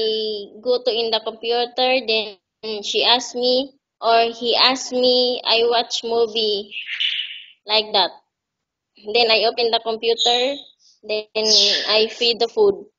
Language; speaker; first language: English; non-native, learner; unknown